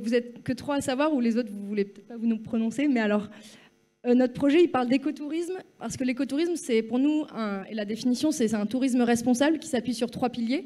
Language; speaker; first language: French; native; French